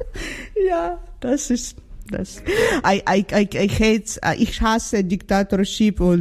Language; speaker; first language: German; non-native, learner; Ukrainian